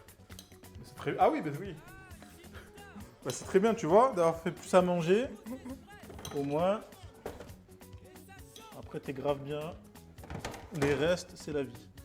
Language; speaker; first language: French; native; French